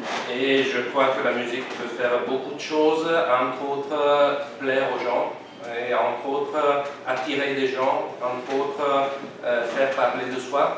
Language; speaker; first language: French; non-native, fluent; Italian